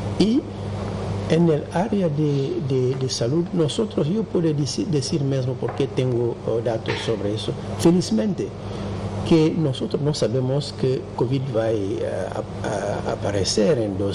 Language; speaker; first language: Spanish; non-native, fluent; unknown